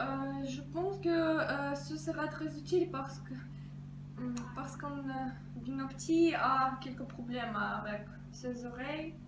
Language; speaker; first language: French; non-native, fluent; Russian